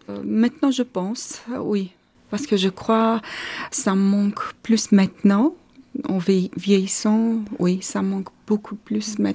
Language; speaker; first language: French; non-native, fluent; Armenian